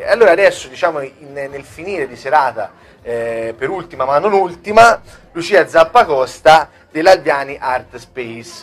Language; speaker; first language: Italian; native; Italian